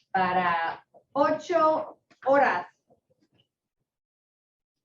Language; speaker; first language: Spanish; non-native, fluent; English